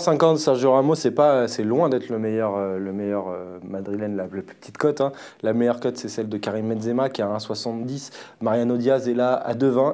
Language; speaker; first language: French; native; French